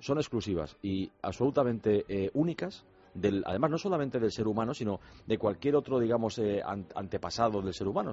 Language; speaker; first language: Spanish; native; Spanish